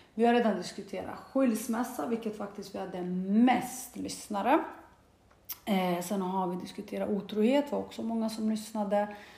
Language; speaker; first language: Swedish; early bilingual, other home language; Bosnian